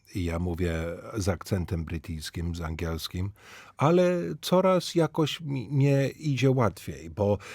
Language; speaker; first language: Polish; early bilingual, heritage; Polish